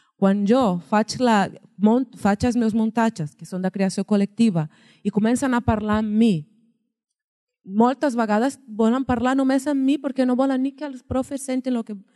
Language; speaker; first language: Catalan; non-native, fluent; Portuguese